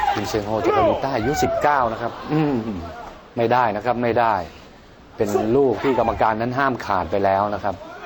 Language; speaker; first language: Thai; native; Thai